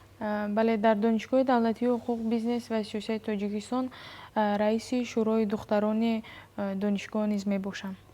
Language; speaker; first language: Tajik; native; Tajik